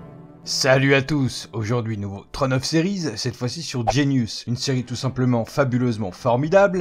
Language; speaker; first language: French; native; French